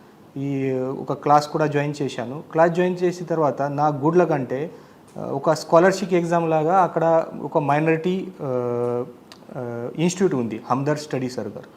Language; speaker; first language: Telugu; non-native, learner; Marathi